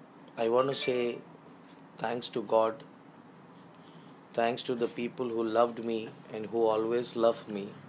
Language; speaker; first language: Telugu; non-native, local second language; Urdu